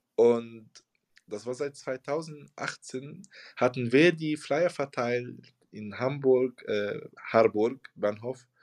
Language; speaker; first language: German; non-native, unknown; Arabic